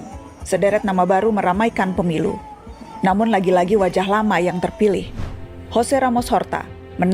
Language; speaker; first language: Indonesian; native; Indonesian